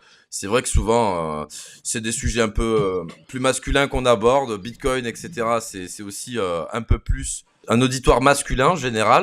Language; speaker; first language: French; native; French